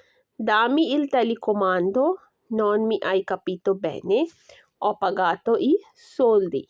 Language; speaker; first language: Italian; non-native, learner; Urdu